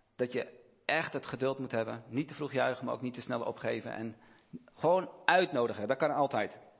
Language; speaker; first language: Dutch; native; Dutch